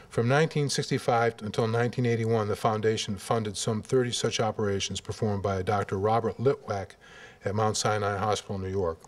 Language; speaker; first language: English; native; English